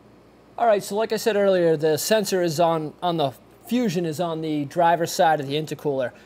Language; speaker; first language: English; native; English